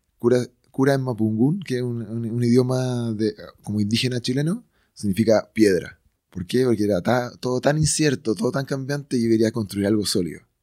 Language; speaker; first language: Spanish; native; Spanish